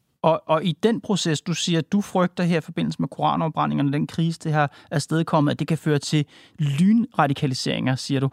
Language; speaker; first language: Danish; native; Danish